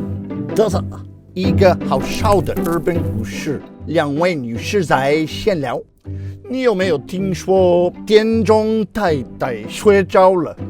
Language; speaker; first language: Chinese; non-native, learner; English